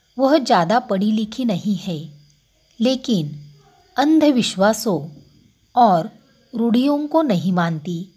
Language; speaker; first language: Hindi; non-native, local second language; Marathi